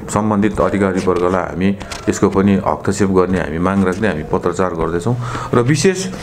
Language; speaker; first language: Nepali; native; Nepali